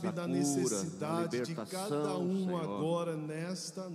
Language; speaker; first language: Portuguese; native; Portuguese